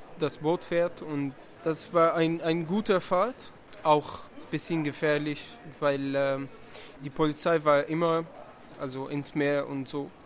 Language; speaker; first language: German; non-native, learner; Arabic